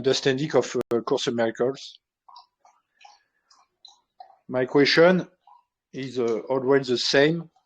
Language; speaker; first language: English; non-native, learner; French